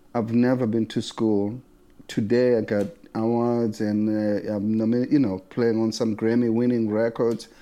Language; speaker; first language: English; non-native, local second language; Zulu